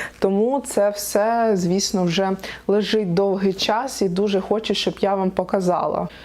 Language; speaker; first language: Ukrainian; non-native, local second language; Russian